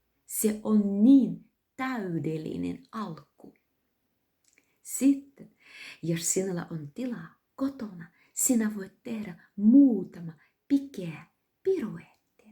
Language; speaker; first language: Finnish; non-native, learner; Russian